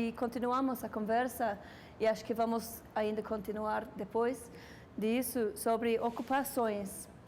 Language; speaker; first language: Portuguese; non-native, fluent; English